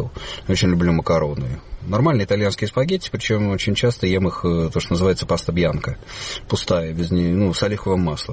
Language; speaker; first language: Russian; native; Russian